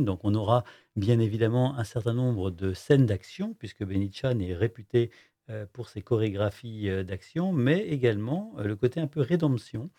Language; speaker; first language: French; native; French